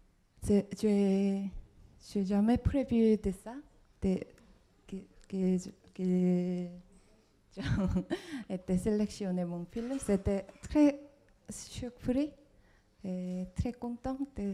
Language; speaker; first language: French; non-native, fluent; Korean